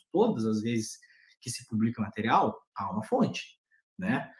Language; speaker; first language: Portuguese; native; Portuguese